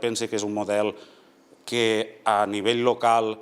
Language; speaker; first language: Catalan; native; Catalan